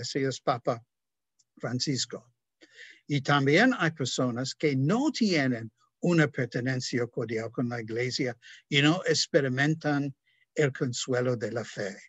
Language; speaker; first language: Spanish; non-native, fluent; English